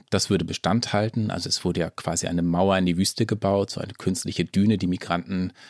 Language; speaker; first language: German; native; German